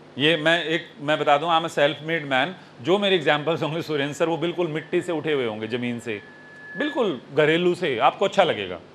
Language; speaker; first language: Hindi; native; Hindi